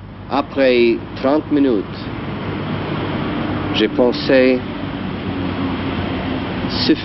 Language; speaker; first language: French; non-native, learner; English